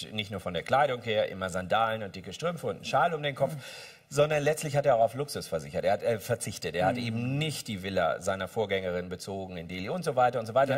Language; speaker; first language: German; native; German